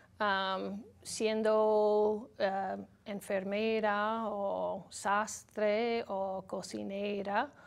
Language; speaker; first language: Spanish; non-native, learner; English